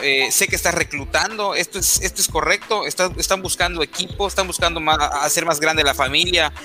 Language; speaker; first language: Spanish; native; Spanish